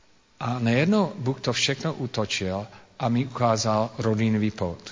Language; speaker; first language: Czech; non-native, fluent; English